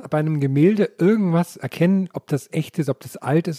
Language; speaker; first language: German; native; German